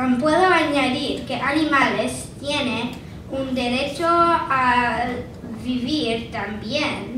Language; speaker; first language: Spanish; non-native, learner; English